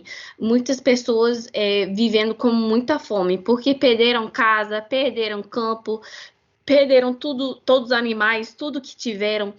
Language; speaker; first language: Portuguese; non-native, fluent; English